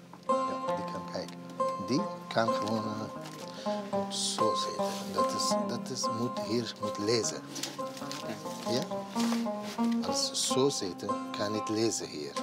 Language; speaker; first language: Dutch; non-native, learner; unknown